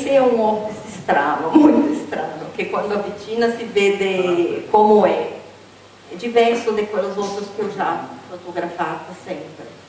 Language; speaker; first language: Italian; non-native, learner; Portuguese